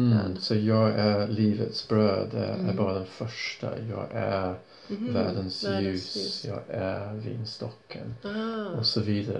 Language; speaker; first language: Swedish; non-native, fluent; English